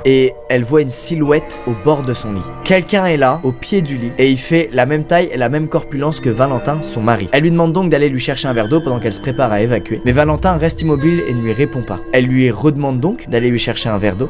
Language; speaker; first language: French; native; French